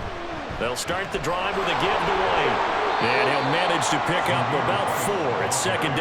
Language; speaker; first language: English; native; English